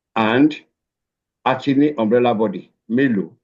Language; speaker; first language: English; non-native, local second language; Yoruba